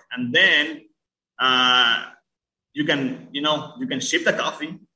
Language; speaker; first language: English; early bilingual, other home language; Spanish